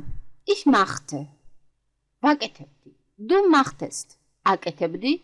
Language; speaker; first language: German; non-native, fluent; Georgian